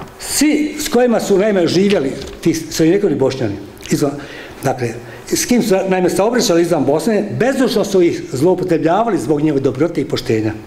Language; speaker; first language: Croatian; native; Croatian